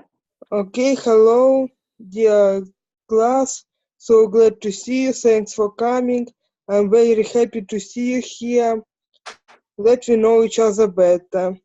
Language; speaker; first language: English; non-native, learner; Ukrainian